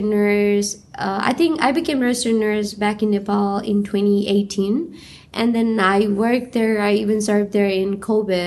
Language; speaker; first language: English; non-native, local second language; Nepali